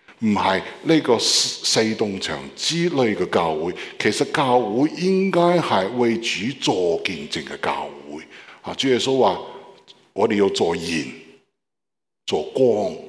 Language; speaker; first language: Cantonese; non-native, learner; Chinese